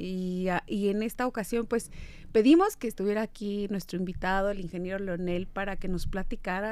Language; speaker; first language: Spanish; native; Spanish